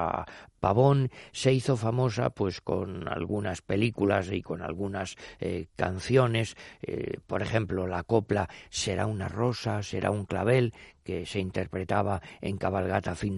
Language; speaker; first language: Spanish; native; Spanish